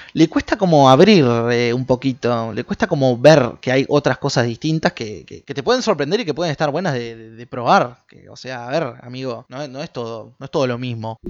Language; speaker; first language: Spanish; native; Spanish